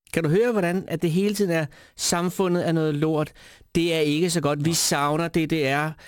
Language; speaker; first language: Danish; native; Danish